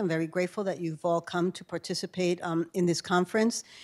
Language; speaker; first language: English; early bilingual, other home language; Spanish